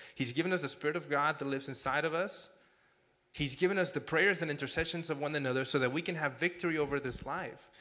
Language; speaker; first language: English; non-native, fluent; Spanish